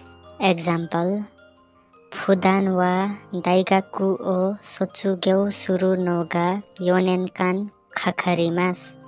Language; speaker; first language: Japanese; non-native, learner; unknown